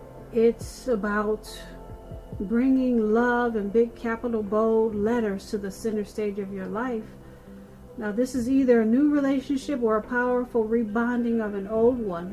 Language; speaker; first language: English; native; English